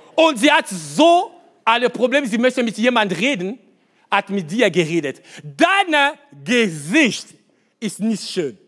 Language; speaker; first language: German; non-native, learner; Lingala